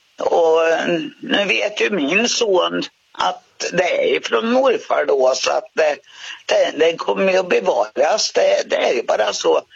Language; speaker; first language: Swedish; native; Swedish